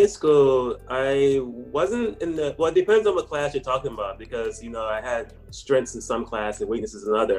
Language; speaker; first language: English; native; English